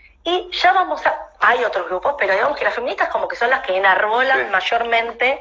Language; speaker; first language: Spanish; native; Spanish